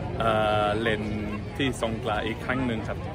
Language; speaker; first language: Thai; early bilingual, heritage; Thai